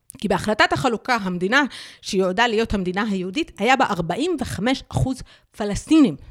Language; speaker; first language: Hebrew; non-native, local second language; Arabic